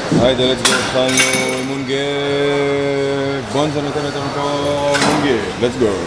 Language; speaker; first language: Hebrew; native; Hebrew